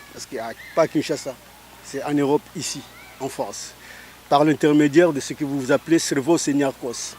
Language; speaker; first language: French; non-native, local second language; Lingala